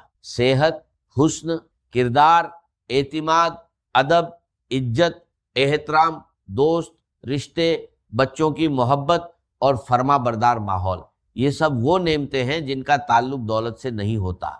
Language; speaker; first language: Urdu; native; Urdu